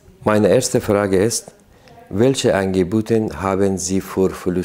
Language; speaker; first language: German; non-native, learner; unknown